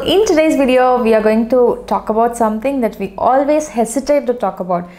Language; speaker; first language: English; non-native, local second language; Tamil